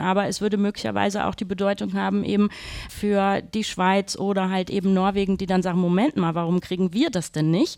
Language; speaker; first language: German; native; German